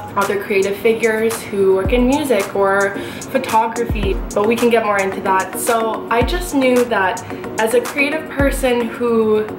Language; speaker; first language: English; native; English